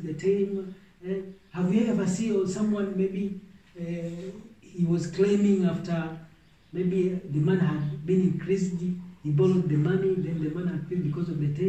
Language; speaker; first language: English; non-native, local second language; Swahili